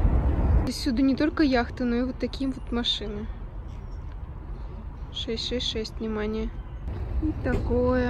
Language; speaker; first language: Russian; native; Russian